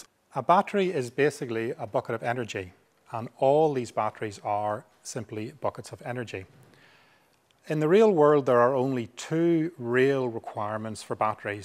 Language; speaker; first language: English; native; English